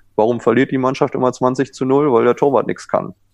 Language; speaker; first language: German; native; German